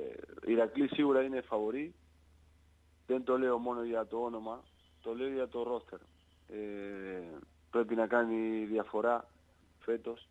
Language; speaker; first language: Greek; non-native, learner; Spanish